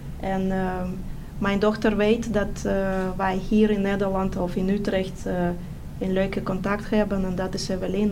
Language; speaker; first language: Dutch; non-native, fluent; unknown